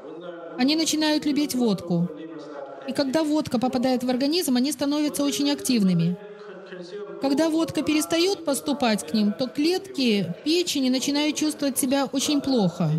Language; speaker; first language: Russian; native; Russian